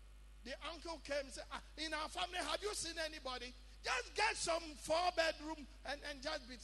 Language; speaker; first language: English; non-native, local second language; Akan